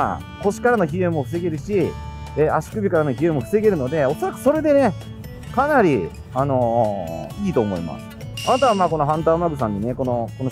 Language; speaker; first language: Japanese; native; Japanese